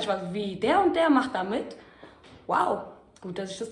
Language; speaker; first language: German; native; German